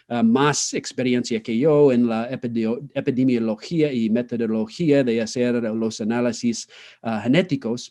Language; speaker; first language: Spanish; non-native, fluent; English